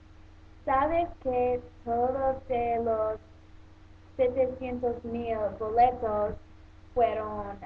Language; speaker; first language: Spanish; non-native, learner; English